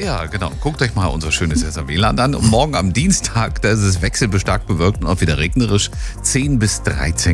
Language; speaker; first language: German; native; German